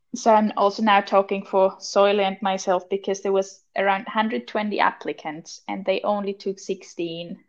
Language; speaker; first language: English; non-native, fluent; German